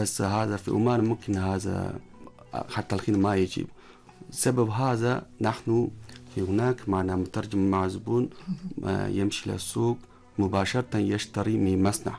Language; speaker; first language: Arabic; non-native, learner; Chinese